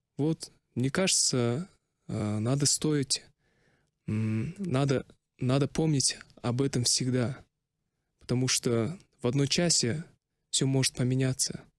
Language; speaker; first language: Russian; non-native, local second language; Kazakh